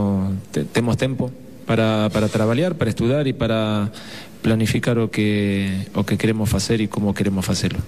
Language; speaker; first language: Portuguese; non-native, fluent; Spanish